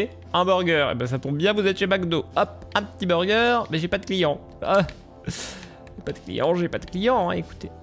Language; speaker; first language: French; native; French